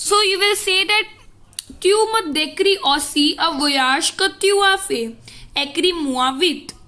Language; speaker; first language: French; non-native, learner; Hindi